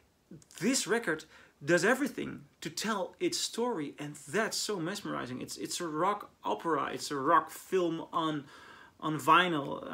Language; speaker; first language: English; non-native, fluent; Dutch